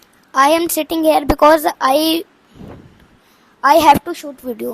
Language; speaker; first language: English; non-native, learner; Hindi